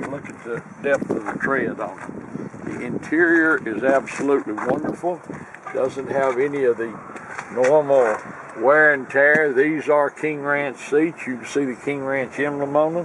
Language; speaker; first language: English; native; English